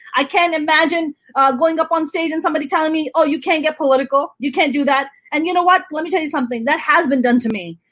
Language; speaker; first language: English; non-native, local second language; Urdu